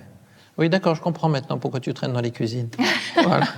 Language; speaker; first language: French; native; French